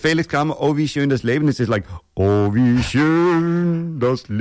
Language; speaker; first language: German; non-native, learner; Dutch